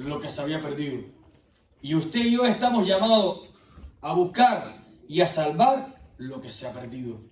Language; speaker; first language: Spanish; native; Spanish